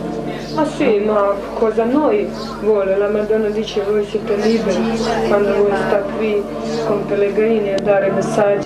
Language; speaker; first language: Italian; non-native, learner; Croatian